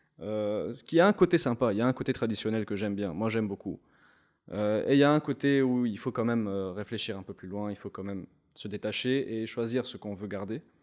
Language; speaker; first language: French; non-native, local second language; Arabic